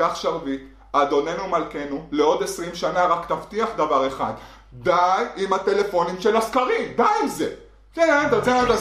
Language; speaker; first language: Hebrew; native; Hebrew